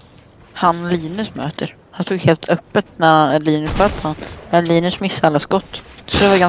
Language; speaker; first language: Swedish; native; Swedish